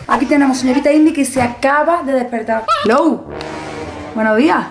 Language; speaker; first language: Spanish; native; Spanish